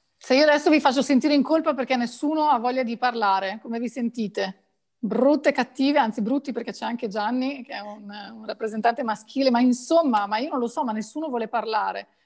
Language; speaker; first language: Italian; native; Italian